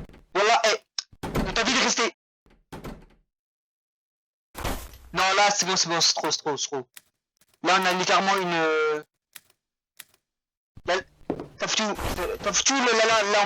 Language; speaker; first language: French; native; French